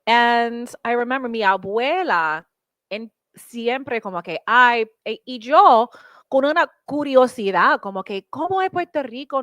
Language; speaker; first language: Spanish; early bilingual, heritage; English